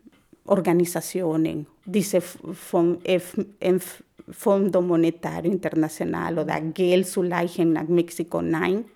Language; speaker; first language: German; non-native, fluent; Spanish